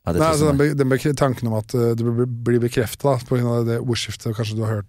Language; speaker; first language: Norwegian; native; Norwegian